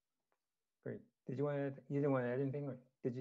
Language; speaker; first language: English; native; English